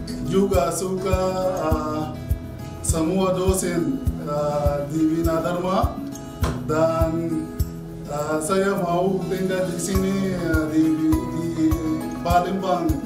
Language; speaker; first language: Indonesian; non-native, learner; Arabic